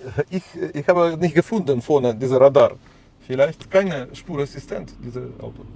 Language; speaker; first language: German; non-native, learner; Ukrainian